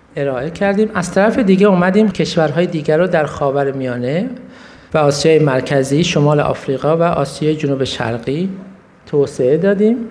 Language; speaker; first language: Persian; native; Persian